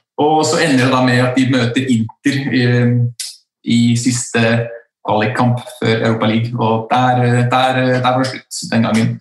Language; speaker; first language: Norwegian; early bilingual, other home language; Icelandic